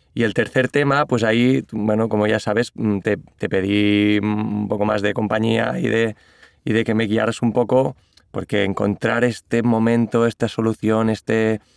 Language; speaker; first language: Spanish; non-native, local second language; Catalan